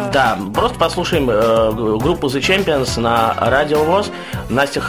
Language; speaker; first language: Russian; native; Russian